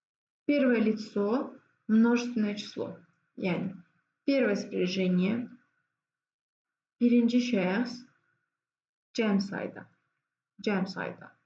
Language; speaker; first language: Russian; non-native, fluent; Azerbaijani